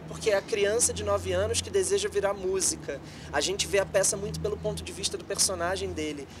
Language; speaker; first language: Portuguese; native; Portuguese